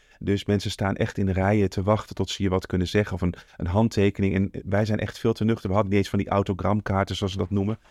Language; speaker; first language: Dutch; native; Dutch